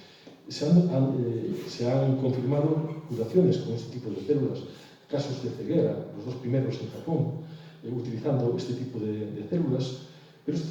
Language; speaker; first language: Spanish; native; Spanish